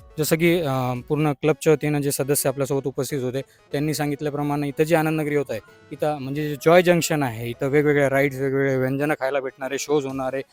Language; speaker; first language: Marathi; native; Marathi